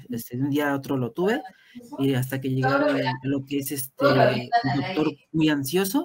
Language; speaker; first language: Spanish; native; Spanish